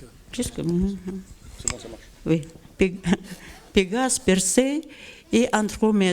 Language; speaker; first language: French; non-native, learner; Russian